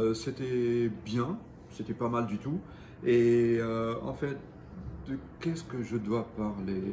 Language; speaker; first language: French; non-native, local second language; Arabic